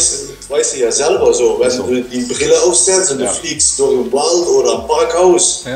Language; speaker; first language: German; non-native, learner; Dutch